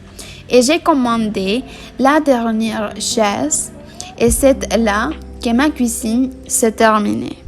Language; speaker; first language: French; non-native, learner; Spanish